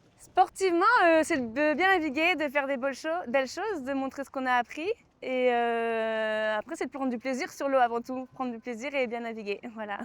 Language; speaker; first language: French; native; French